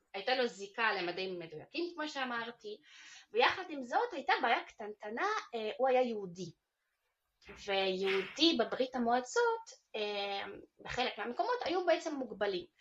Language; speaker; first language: Hebrew; early bilingual, other home language; Russian